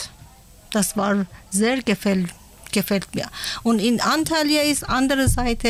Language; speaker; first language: German; non-native, learner; Persian